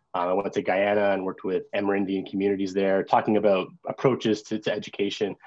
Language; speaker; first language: English; native; English